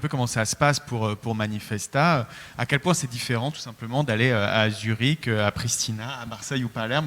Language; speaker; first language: French; native; French